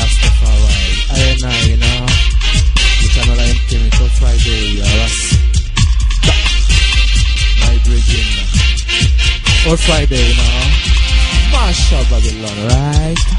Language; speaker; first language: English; non-native, learner; French